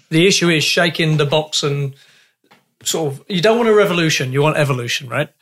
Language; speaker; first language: English; native; English